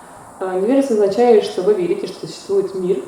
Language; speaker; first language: Russian; native; Russian